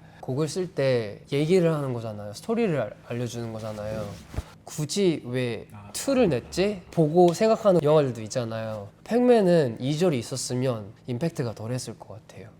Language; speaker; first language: Korean; early bilingual, heritage; Korean